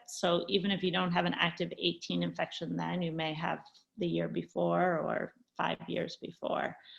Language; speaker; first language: English; native; English